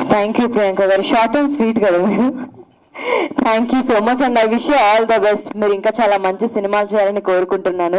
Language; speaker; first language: Telugu; native; Telugu